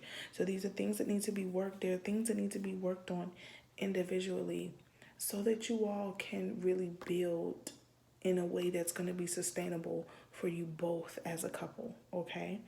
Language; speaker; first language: English; native; English